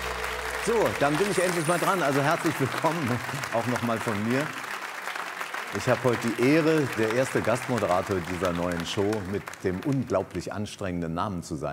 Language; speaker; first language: German; native; German